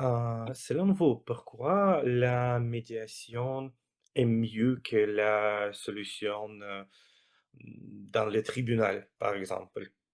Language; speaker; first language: French; non-native, fluent; Russian